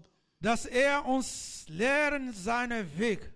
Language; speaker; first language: German; non-native, learner; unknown